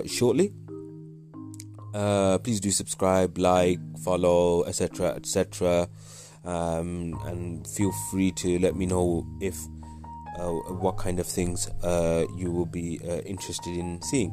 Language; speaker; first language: English; native; English